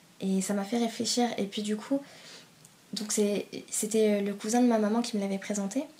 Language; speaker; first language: French; early bilingual, other home language; Persian